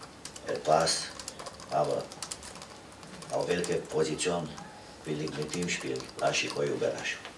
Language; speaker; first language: German; non-native, fluent; Romanian